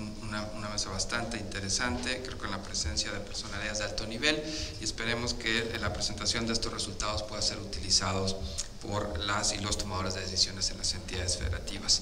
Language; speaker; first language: Spanish; native; Spanish